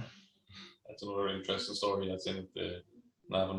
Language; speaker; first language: English; native; English